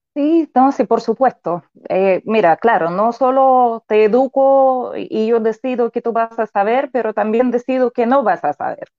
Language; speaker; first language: Spanish; non-native, fluent; Russian